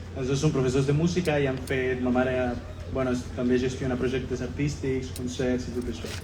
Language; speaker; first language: Catalan; non-native, fluent; Spanish